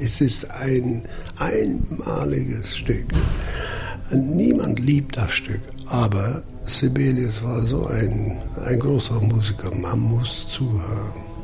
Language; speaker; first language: German; non-native, fluent; English